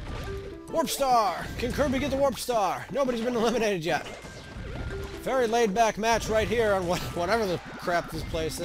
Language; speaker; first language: English; native; English